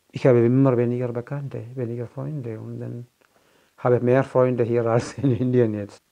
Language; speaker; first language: German; non-native, fluent; Malayalam